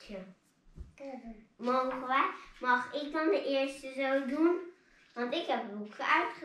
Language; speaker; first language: Dutch; early bilingual, heritage; Dutch